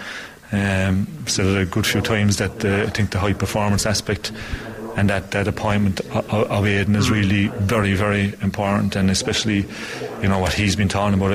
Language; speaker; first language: English; native; English